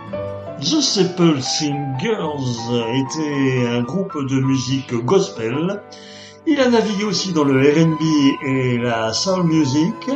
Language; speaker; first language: French; native; French